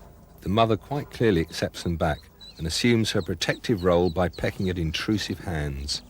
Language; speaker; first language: English; native; English